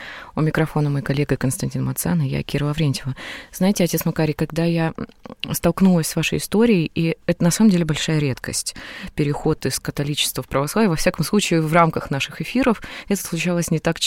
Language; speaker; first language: Russian; native; Russian